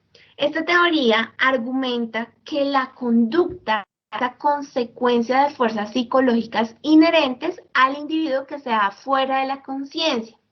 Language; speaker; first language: Spanish; native; Spanish